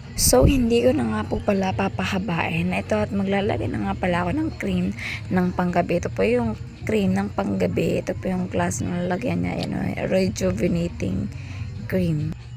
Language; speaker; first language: Filipino; native; Filipino